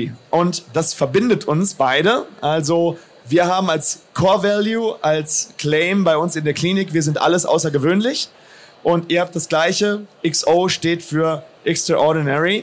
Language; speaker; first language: German; native; German